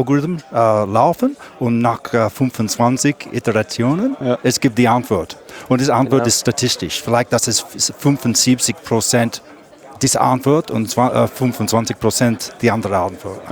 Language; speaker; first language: German; non-native, learner; English